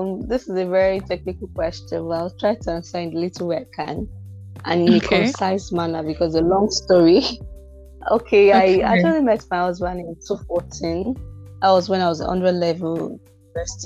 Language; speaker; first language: English; non-native, local second language; Igbo